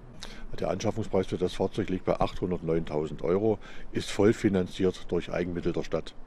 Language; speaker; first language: German; native; German